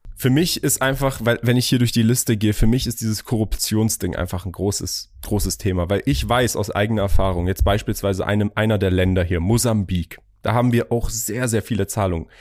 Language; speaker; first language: German; early bilingual, other home language; Persian